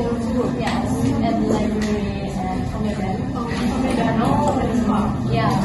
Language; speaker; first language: English; non-native, learner; Indonesian